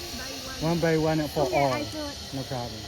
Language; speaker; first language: English; non-native, learner; Thai